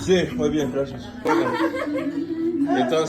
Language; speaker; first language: Spanish; non-native, learner; English